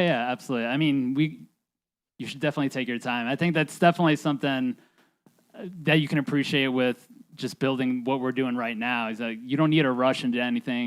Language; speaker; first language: English; native; English